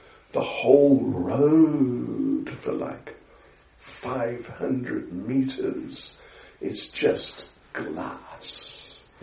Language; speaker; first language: English; native; English